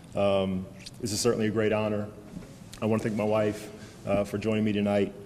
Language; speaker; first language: English; native; English